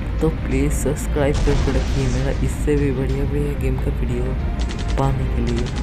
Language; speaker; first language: Hindi; non-native, fluent; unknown